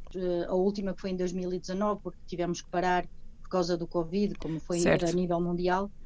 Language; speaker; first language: Portuguese; native; Portuguese